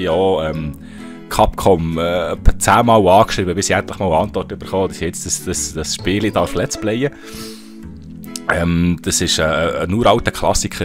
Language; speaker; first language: German; native; German